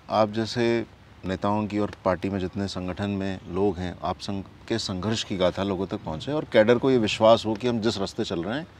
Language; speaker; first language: Hindi; native; Hindi